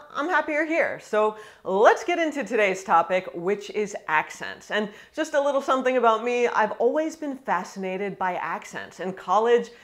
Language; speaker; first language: English; native; English